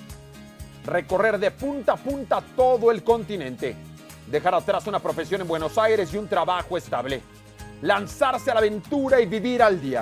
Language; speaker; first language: Spanish; native; Spanish